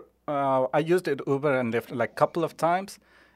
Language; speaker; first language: English; non-native, local second language; Nepali